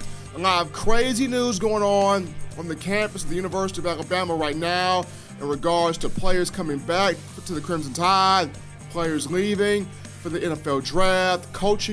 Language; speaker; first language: English; native; English